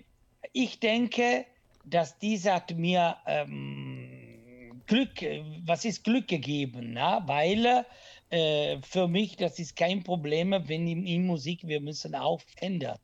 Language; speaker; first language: German; non-native, learner; Italian